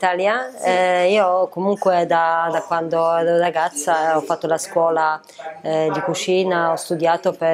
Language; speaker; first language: Italian; non-native, fluent; Polish